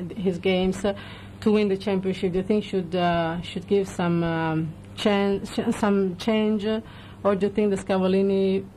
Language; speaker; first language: English; non-native, fluent; Italian